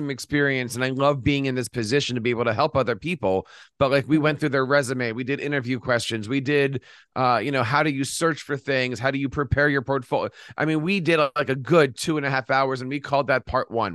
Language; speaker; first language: English; native; English